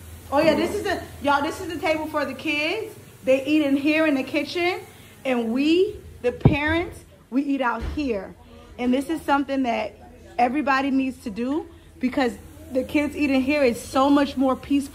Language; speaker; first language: English; native; English